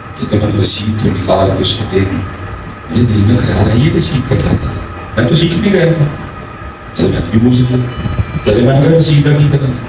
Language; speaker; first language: Urdu; non-native, local second language; Punjabi